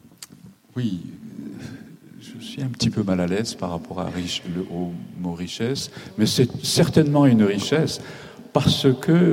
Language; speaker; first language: French; non-native, fluent; Japanese